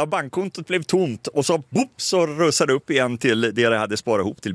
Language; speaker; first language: Swedish; native; Swedish